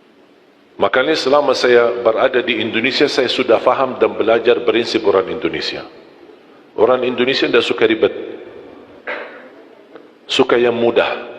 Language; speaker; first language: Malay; non-native, fluent; Arabic